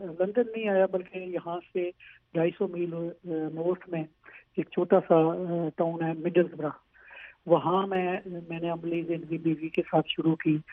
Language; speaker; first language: Urdu; non-native, local second language; Pahari-Potwari